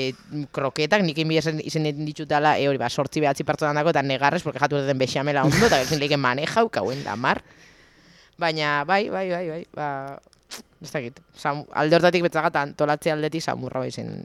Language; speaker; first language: Basque; native; Basque